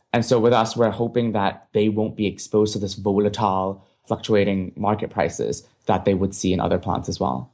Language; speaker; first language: English; non-native, local second language; Cantonese